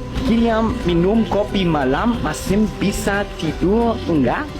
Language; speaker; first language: Indonesian; non-native, fluent; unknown